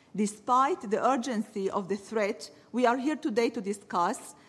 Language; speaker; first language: English; early bilingual, other home language; Arabic